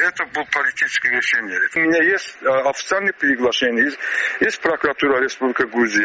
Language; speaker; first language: Russian; non-native, learner; Azerbaijani